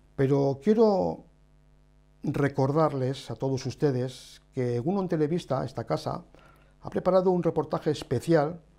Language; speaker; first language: Spanish; native; Spanish